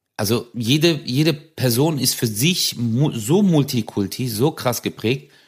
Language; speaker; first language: German; early bilingual, other home language; Turkish